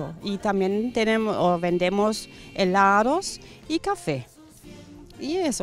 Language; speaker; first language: Spanish; non-native, fluent; German